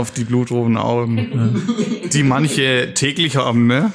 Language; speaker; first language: German; native; German